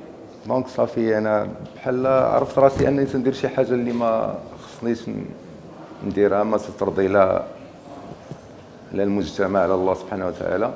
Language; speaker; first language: Arabic; native; Arabic